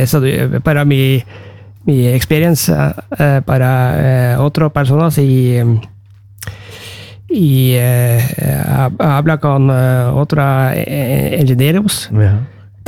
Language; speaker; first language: Spanish; non-native, learner; Norwegian